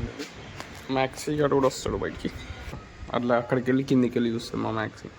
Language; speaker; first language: Telugu; native; Telugu